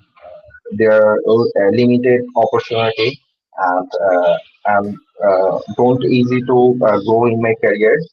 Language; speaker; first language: English; non-native, learner; Bangla